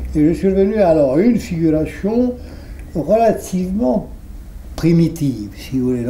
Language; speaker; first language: French; native; French